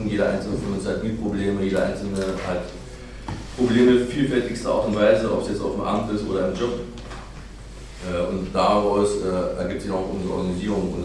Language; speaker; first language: German; native; German